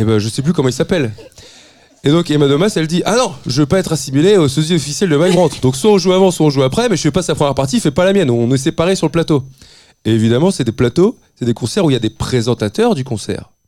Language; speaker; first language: French; native; French